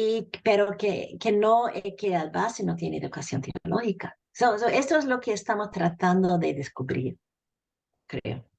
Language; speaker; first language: Spanish; non-native, fluent; English